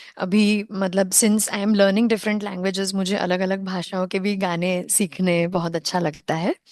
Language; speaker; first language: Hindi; non-native, local second language; Konkani